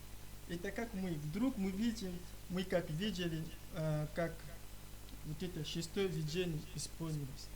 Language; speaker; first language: Russian; non-native, learner; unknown